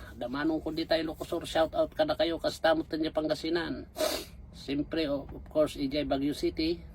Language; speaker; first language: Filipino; non-native, local second language; Iloko